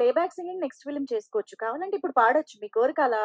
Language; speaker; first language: Telugu; native; Telugu